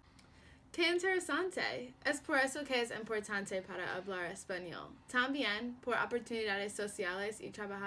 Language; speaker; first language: Spanish; non-native, learner; English